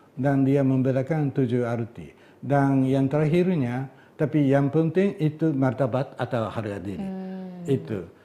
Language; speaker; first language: Indonesian; non-native, fluent; Japanese